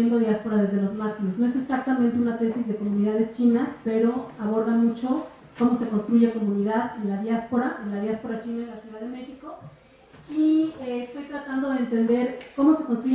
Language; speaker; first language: Spanish; native; Spanish